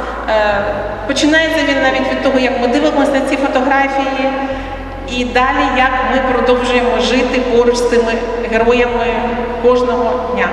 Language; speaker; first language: Ukrainian; native; Ukrainian